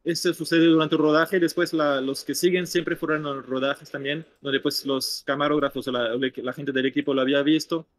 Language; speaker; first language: Spanish; non-native, fluent; French